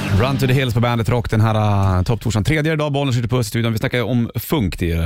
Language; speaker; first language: Swedish; native; Swedish